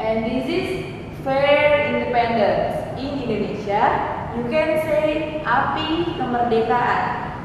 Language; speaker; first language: English; non-native, learner; Indonesian